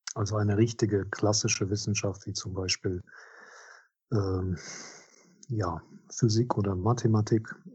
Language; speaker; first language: German; non-native, fluent; Russian